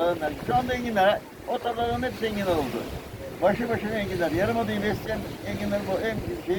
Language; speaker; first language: Turkish; native; Turkish